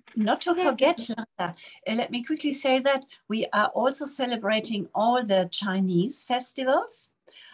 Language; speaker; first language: English; non-native, fluent; German